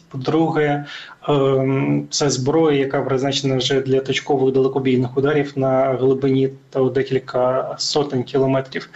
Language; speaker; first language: Ukrainian; native; Ukrainian